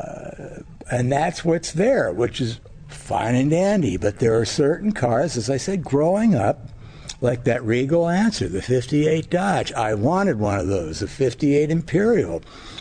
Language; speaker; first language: English; native; English